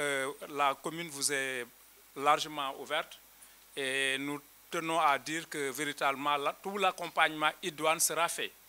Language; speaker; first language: French; non-native, local second language; Wolof